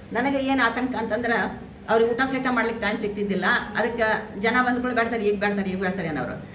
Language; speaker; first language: Kannada; native; Kannada